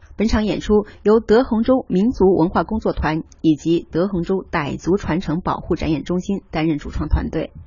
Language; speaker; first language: Chinese; native; Chinese